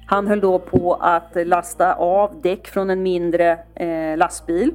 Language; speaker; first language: Swedish; native; Swedish